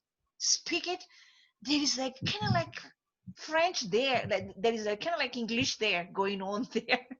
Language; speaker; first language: English; non-native, fluent; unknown